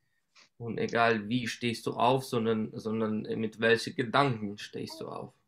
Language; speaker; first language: German; non-native, learner; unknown